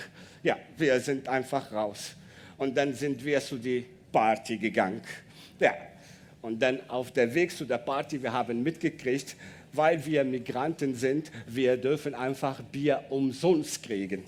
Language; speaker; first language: German; non-native, learner; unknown